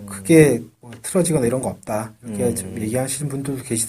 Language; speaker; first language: Korean; native; Korean